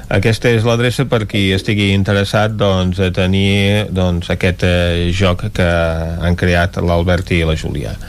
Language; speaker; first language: Catalan; native; Catalan